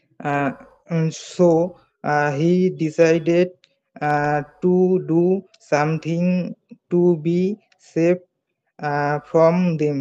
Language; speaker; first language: English; non-native, learner; Bangla